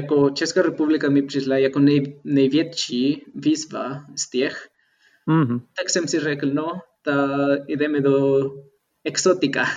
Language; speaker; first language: Czech; non-native, fluent; Spanish